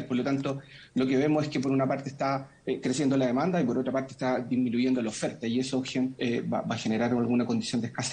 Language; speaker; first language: Spanish; native; Spanish